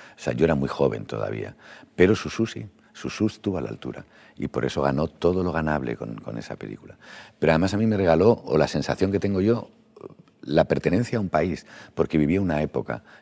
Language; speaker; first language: Spanish; native; Spanish